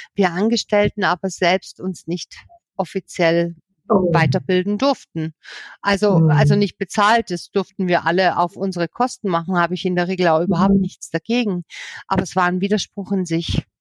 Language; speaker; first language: German; native; German